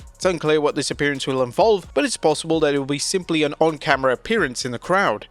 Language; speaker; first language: English; native; English